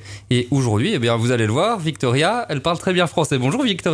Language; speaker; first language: French; native; French